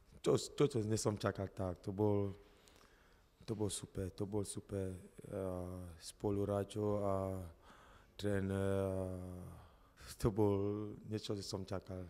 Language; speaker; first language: Slovak; non-native, learner; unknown